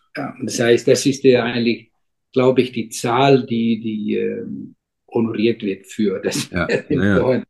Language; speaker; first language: German; non-native, fluent; Icelandic